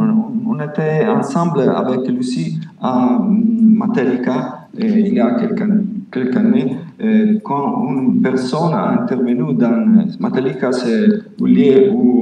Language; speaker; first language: French; non-native, fluent; Italian